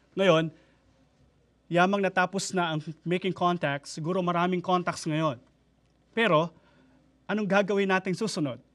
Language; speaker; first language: Filipino; native; Filipino